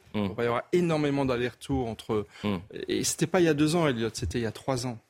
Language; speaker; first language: French; native; French